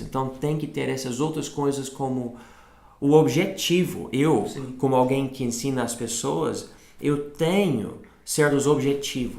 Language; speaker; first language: Portuguese; non-native, fluent; English